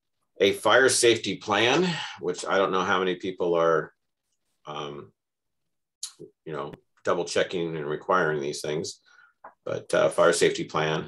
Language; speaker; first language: English; native; English